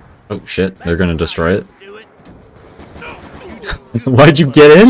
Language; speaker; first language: English; native; English